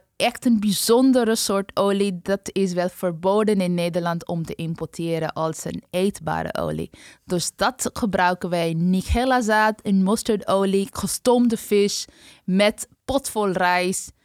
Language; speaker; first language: Dutch; non-native, fluent; Bangla